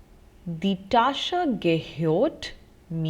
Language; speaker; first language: German; non-native, fluent; Hindi